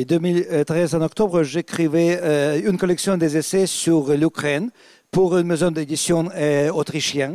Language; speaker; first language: French; non-native, fluent; Russian